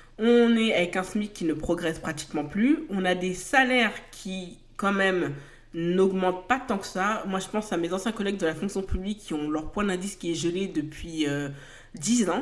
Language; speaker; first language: French; native; French